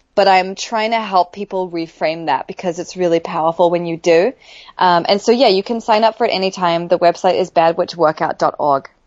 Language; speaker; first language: English; native; English